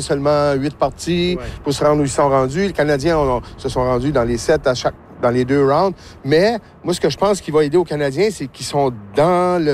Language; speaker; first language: French; native; French